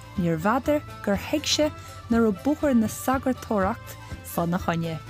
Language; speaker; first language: Irish; native; Irish